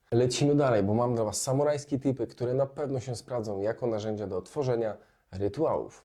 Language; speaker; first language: Polish; native; Polish